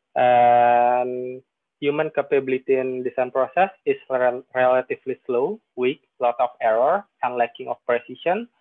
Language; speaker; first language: English; non-native, fluent; Indonesian